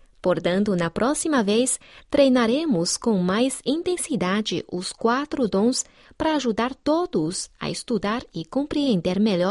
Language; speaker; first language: Portuguese; non-native, fluent; Chinese